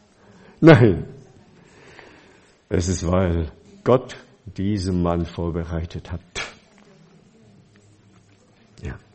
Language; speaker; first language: German; non-native, fluent; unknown